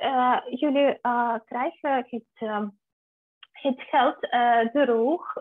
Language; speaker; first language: Dutch; non-native, fluent; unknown